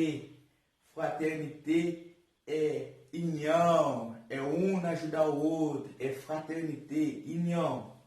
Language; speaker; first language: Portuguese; non-native, fluent; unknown